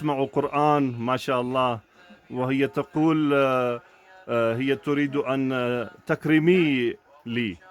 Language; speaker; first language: Arabic; non-native, learner; Urdu